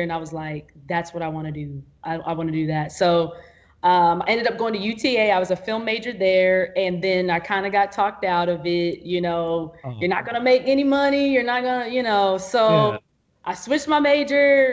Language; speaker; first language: English; native; English